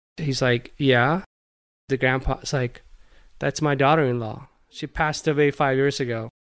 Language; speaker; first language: English; non-native, local second language; Gujarati